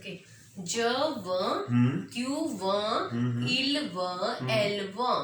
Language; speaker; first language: French; non-native, learner; Hindi